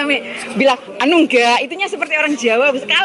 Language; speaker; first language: Indonesian; native; Indonesian